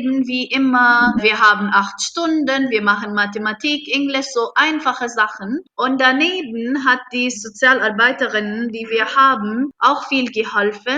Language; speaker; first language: German; non-native, fluent; Arabic